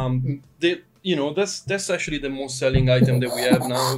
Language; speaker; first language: English; non-native, fluent; Italian